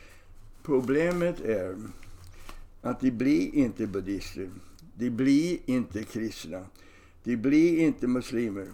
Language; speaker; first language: Swedish; non-native, fluent; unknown